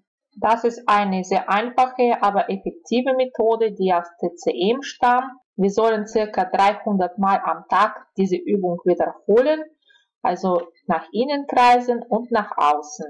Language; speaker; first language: German; non-native, fluent; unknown